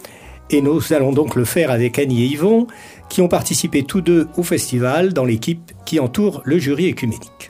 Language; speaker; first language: French; native; French